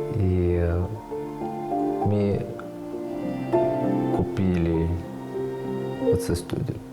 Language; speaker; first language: Ukrainian; non-native, learner; Persian